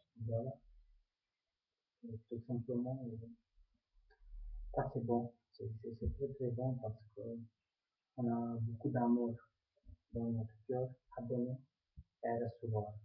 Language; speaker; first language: French; non-native, fluent; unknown